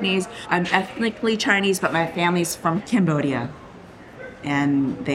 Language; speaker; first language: English; native; English